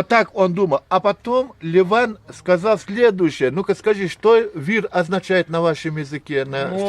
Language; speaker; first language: Russian; non-native, local second language; Ingush